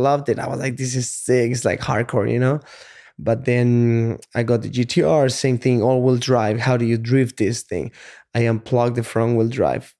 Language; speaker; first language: English; non-native, fluent; Spanish